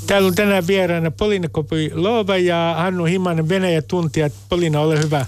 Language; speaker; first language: Finnish; native; Finnish